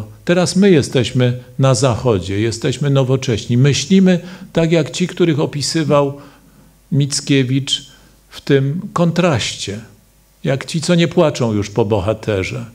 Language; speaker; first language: Polish; native; Polish